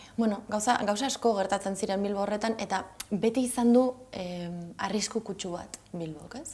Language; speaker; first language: Basque; non-native, local second language; Spanish